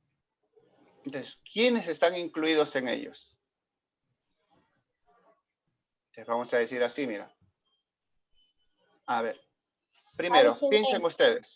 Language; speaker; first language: Spanish; native; Spanish